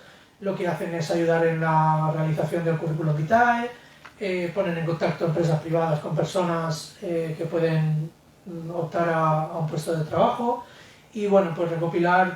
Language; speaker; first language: Spanish; native; Spanish